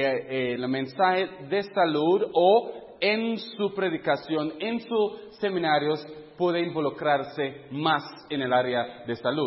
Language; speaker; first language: Spanish; non-native, fluent; English